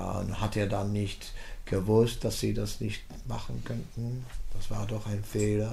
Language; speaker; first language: German; non-native, fluent; Dutch